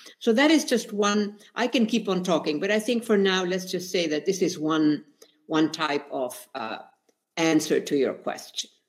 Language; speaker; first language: English; non-native, fluent; Spanish